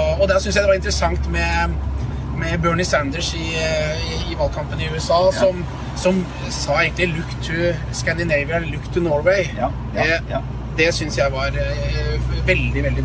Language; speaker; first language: Norwegian; native; Norwegian